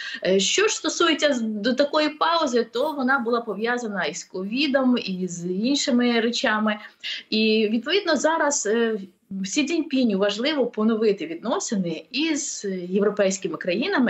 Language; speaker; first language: Ukrainian; native; Ukrainian